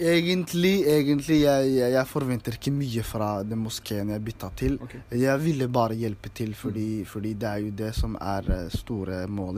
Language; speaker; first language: Norwegian; early bilingual, other home language; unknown